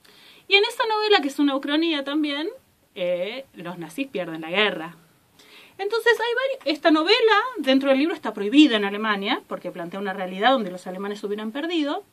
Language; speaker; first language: Spanish; native; Spanish